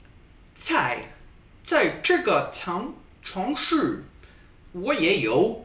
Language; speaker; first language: Chinese; non-native, learner; English